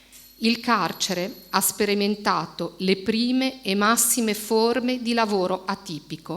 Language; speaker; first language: Italian; native; Italian